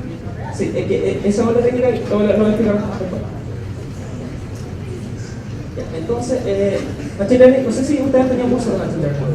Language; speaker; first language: Spanish; native; Spanish